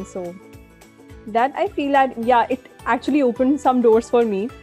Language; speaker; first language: English; non-native, local second language; Hindi